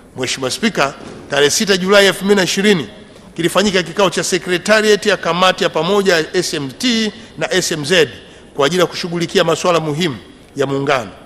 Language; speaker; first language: Swahili; native; Swahili